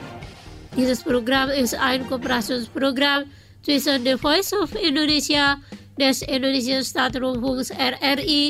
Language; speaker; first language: German; non-native, fluent; Indonesian